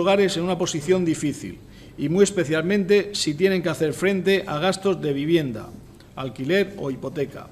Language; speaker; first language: Spanish; native; Spanish